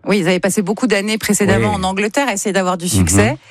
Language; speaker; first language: French; native; French